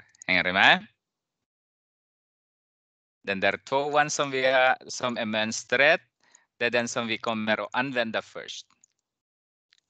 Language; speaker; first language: Swedish; non-native, fluent; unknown